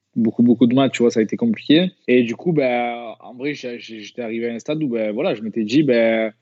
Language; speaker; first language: French; native; French